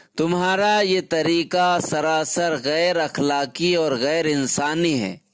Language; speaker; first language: Urdu; native; Urdu